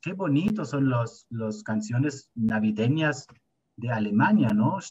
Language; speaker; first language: Spanish; non-native, fluent; German